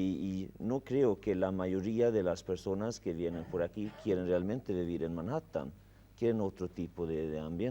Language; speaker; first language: Spanish; non-native, fluent; Swedish